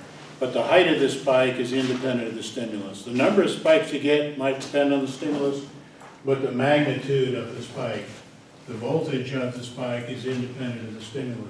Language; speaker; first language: English; native; English